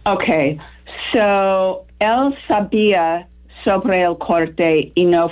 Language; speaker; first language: Spanish; non-native, fluent; English